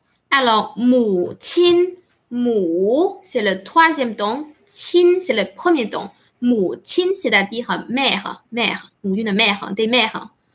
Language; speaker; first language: French; non-native, fluent; Chinese